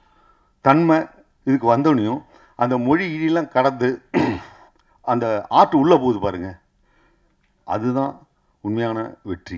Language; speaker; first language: Tamil; native; Tamil